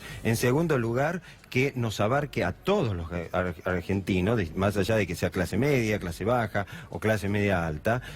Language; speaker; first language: Spanish; native; Spanish